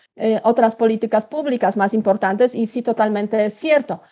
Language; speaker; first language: Spanish; non-native, fluent; Polish